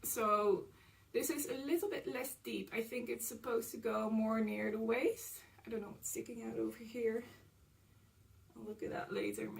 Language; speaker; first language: English; non-native, fluent; Dutch